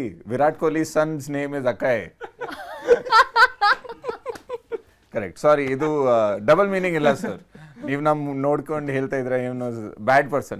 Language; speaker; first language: Kannada; non-native, learner; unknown